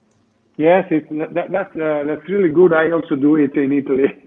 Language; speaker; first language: English; non-native, fluent; Italian